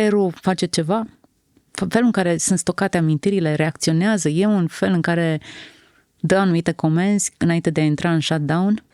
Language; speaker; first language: Romanian; native; Romanian